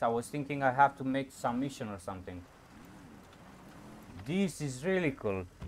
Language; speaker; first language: English; non-native, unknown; Romanian